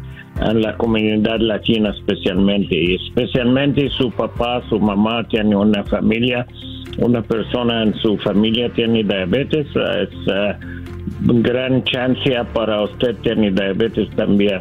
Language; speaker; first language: Spanish; non-native, learner; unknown